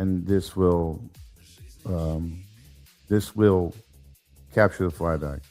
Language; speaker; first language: English; native; English